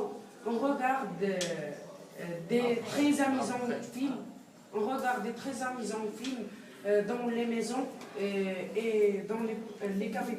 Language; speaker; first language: French; non-native, learner; Arabic